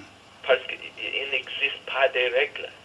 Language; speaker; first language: French; non-native, fluent; English